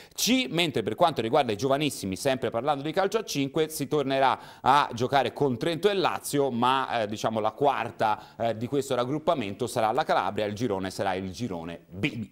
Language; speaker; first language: Italian; native; Italian